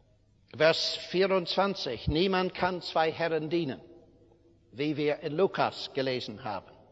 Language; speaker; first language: German; non-native, fluent; English